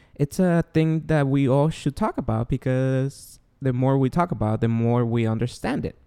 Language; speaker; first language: English; non-native, fluent; Spanish